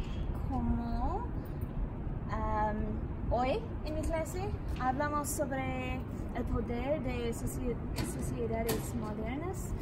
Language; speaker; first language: Spanish; non-native, learner; English